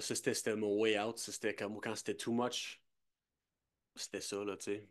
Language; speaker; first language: French; native; French